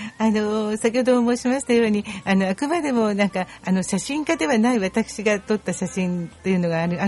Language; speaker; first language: Japanese; native; Japanese